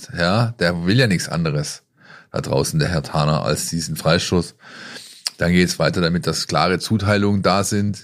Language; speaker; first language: German; native; German